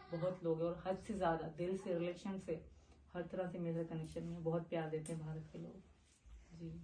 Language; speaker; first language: Urdu; non-native, local second language; Sindhi